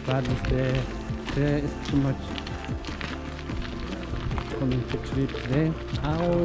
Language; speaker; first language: English; non-native, learner; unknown